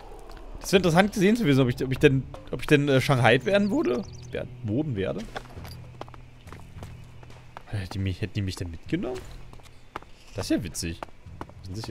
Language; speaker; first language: German; native; German